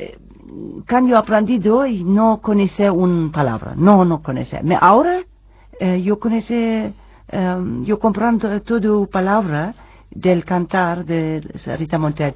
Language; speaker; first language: Spanish; non-native, learner; Turkish